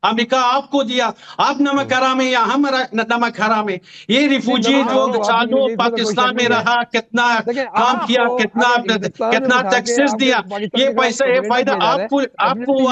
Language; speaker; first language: Hindi; non-native, fluent; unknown